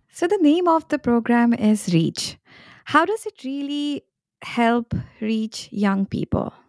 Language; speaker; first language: English; non-native, local second language; Hindi